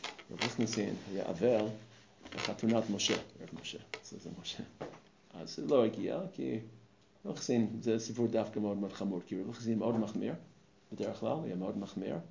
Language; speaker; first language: Hebrew; non-native, fluent; English